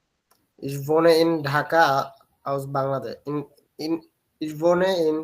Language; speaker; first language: German; non-native, learner; Bangla